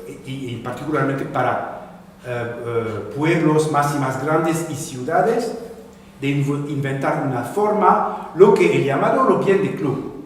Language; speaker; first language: Spanish; non-native, fluent; French